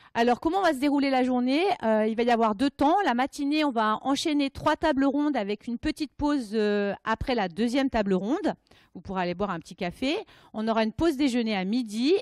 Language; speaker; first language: French; native; French